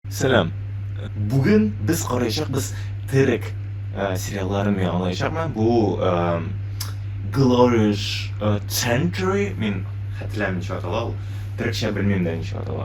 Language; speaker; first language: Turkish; non-native, learner; Tatar